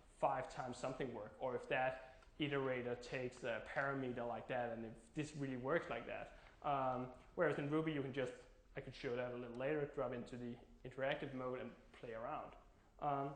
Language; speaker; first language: English; non-native, fluent; Danish